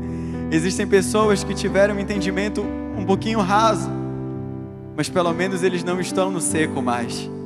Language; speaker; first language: Portuguese; native; Portuguese